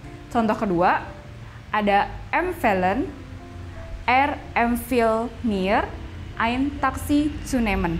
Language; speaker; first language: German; non-native, fluent; Indonesian